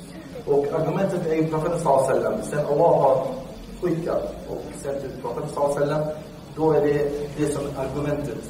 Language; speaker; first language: Swedish; non-native, fluent; Arabic